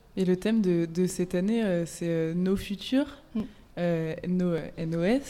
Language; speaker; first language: French; native; French